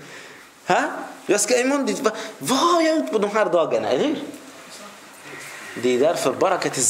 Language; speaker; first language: Swedish; non-native, fluent; Arabic